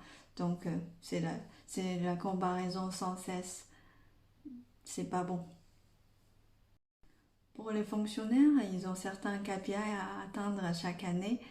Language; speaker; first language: French; non-native, fluent; Chinese